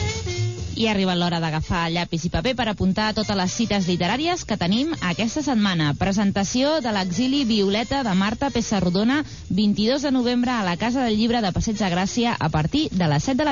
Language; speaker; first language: Catalan; native; Catalan